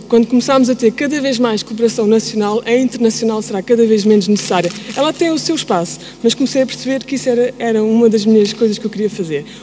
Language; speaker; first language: Portuguese; early bilingual, heritage; Portuguese